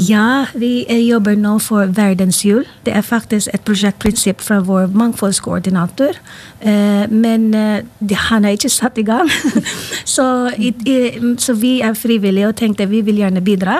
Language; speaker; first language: Norwegian; non-native, fluent; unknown